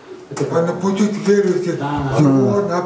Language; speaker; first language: Russian; non-native, learner; Kyrgyz